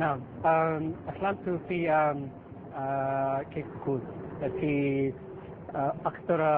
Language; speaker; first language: Arabic; non-native, learner; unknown